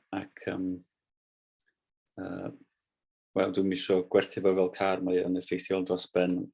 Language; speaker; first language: Welsh; native; Welsh